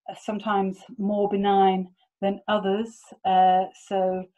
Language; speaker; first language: English; native; English